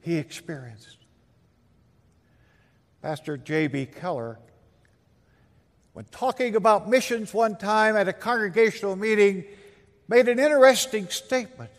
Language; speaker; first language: English; native; English